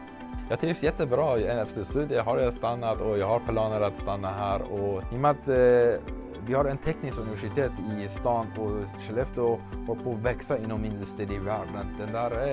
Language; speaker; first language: Swedish; non-native, fluent; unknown